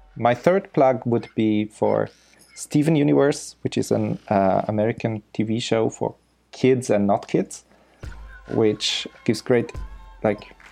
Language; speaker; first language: English; non-native, fluent; German